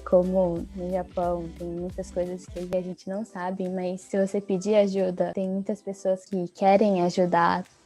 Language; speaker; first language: Portuguese; early bilingual, heritage; Portuguese